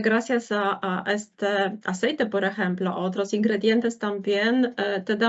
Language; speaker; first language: Spanish; non-native, fluent; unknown